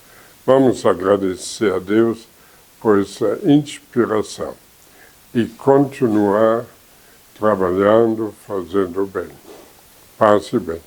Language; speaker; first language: Portuguese; non-native, fluent; German